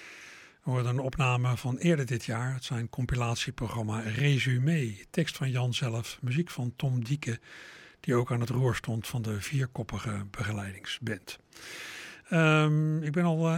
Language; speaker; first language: Dutch; native; Dutch